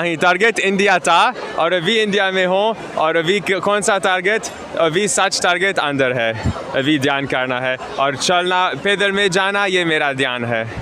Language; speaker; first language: Hindi; non-native, learner; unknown